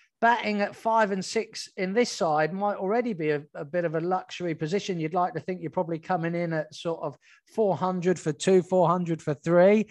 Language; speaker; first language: English; native; English